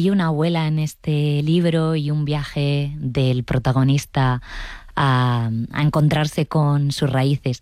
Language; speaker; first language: Spanish; native; Spanish